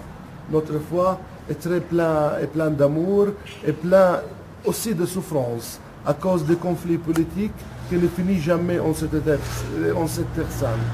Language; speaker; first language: French; non-native, local second language; Arabic